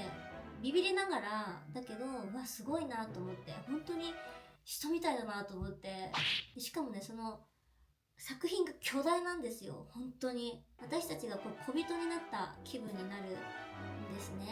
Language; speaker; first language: Japanese; native; Japanese